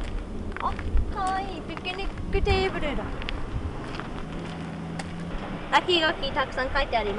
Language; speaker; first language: Japanese; non-native, fluent; English